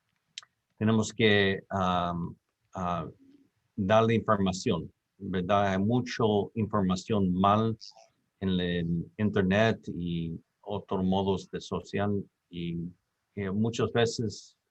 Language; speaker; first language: Spanish; non-native, fluent; English